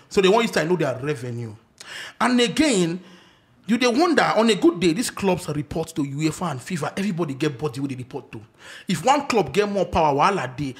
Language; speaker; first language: Nigerian Pidgin; non-native, local second language; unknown